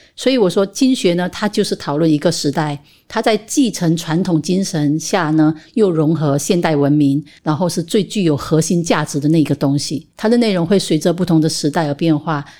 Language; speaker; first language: Chinese; native; Chinese